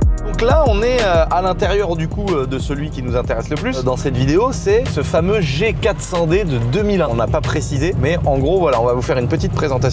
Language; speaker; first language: French; native; French